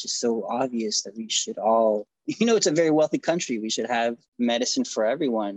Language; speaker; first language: English; native; English